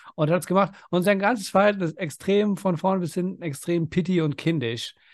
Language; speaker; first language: German; early bilingual, other home language; Persian